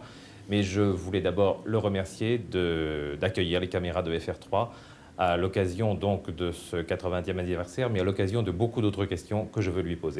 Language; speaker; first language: French; native; French